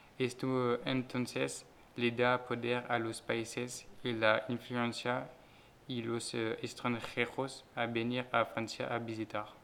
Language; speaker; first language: Spanish; non-native, learner; French